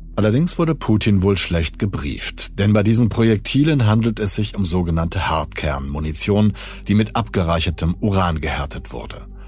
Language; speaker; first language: German; native; German